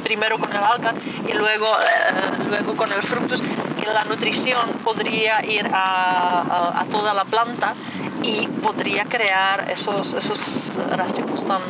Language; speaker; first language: Spanish; non-native, fluent; Czech